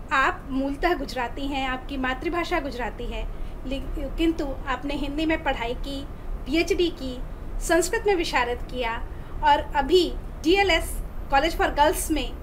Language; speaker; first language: Hindi; native; Hindi